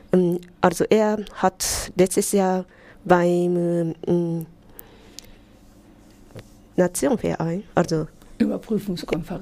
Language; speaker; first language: German; non-native, learner; Japanese